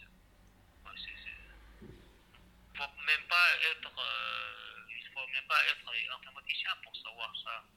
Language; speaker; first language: French; non-native, learner; Chechen